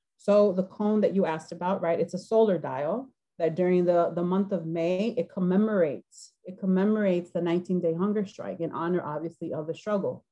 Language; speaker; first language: English; early bilingual, other home language; Spanish